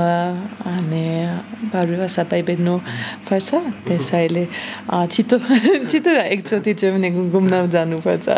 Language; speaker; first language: Nepali; non-native, learner; German